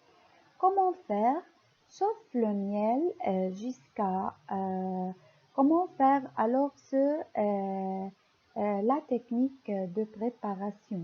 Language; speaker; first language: French; non-native, local second language; Arabic